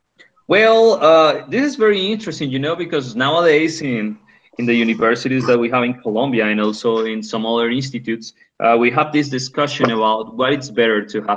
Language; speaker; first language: English; non-native, fluent; Spanish